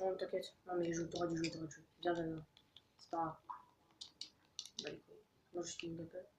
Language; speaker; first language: French; native; French